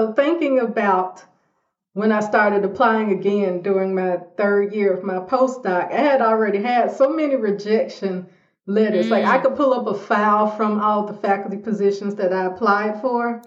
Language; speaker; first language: English; native; English